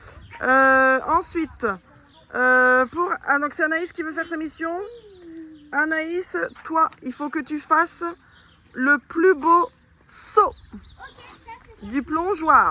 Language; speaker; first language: French; native; French